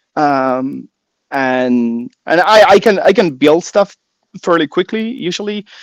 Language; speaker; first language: English; non-native, fluent; Spanish